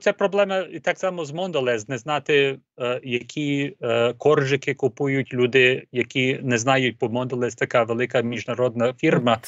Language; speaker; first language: Ukrainian; early bilingual, heritage; Ukrainian